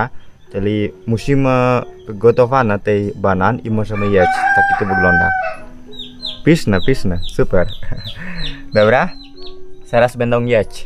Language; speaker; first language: Polish; non-native, learner; Balinese